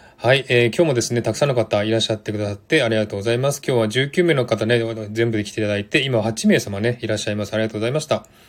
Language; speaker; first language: Japanese; native; Japanese